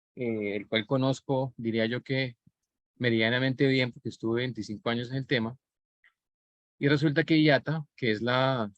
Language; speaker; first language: Spanish; native; Spanish